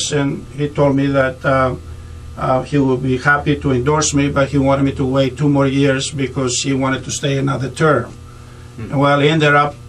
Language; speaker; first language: English; non-native, fluent; Greek